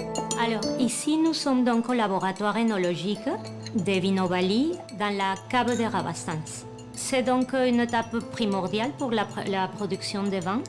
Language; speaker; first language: French; non-native, fluent; Spanish